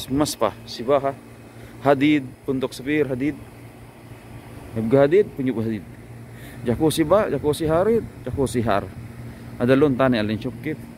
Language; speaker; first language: Arabic; non-native, learner; Filipino